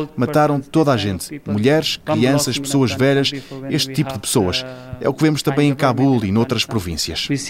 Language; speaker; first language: Portuguese; non-native, fluent; Persian